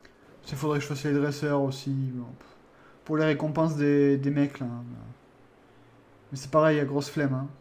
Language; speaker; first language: French; native; French